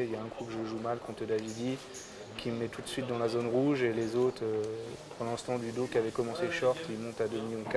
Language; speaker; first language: French; native; French